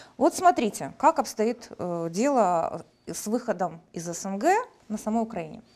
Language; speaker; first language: Russian; native; Russian